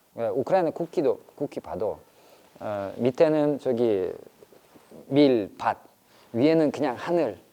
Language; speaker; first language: Korean; non-native, fluent; Russian